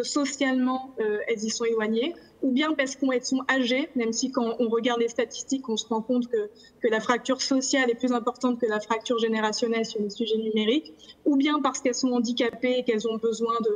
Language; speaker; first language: French; native; French